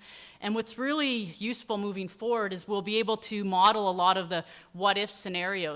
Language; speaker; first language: English; native; English